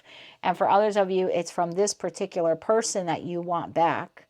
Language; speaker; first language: English; native; English